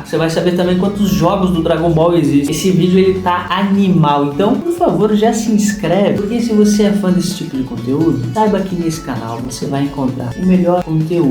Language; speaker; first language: Portuguese; native; Portuguese